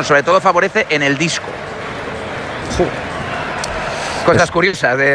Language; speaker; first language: Spanish; native; Spanish